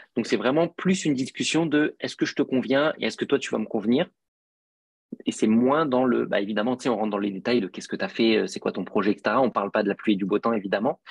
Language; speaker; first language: French; native; French